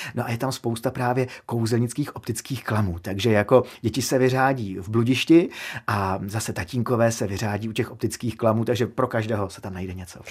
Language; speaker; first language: Czech; native; Czech